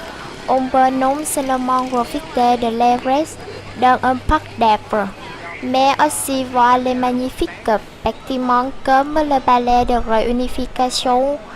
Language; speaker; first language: French; non-native, local second language; Vietnamese